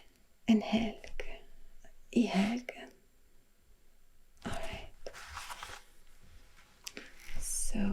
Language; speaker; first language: Norwegian; non-native, learner; German